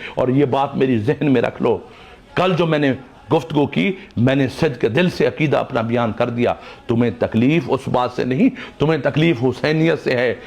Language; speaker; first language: Urdu; non-native, local second language; Saraiki